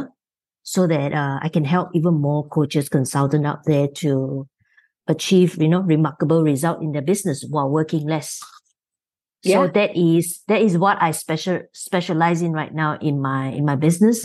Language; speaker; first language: English; non-native, local second language; Chinese